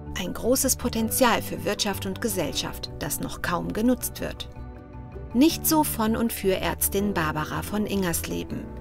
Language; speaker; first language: German; native; German